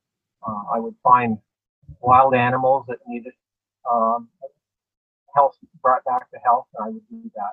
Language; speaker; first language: English; native; English